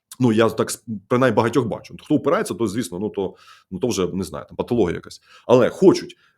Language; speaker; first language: Ukrainian; native; Ukrainian